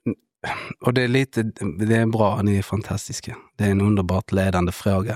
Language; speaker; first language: Swedish; native; Swedish